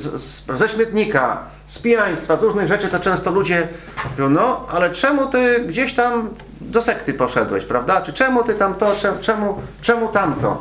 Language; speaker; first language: Polish; native; Polish